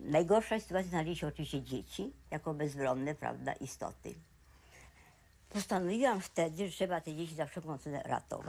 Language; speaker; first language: Polish; native; Polish